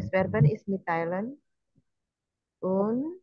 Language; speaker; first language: German; non-native, learner; Indonesian